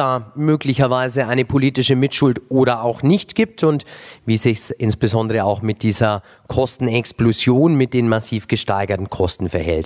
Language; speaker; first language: German; native; German